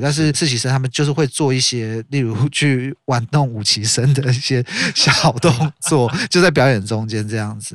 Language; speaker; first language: Chinese; native; Chinese